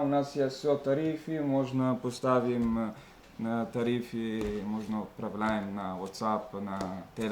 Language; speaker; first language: Russian; non-native, learner; Italian